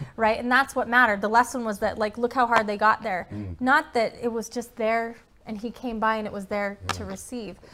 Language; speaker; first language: English; native; English